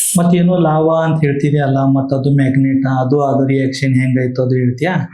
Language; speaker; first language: Kannada; non-native, local second language; Marathi